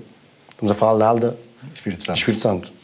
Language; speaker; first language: Portuguese; native; Portuguese